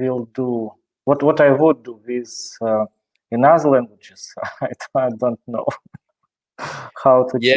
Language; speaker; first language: English; non-native, learner; Russian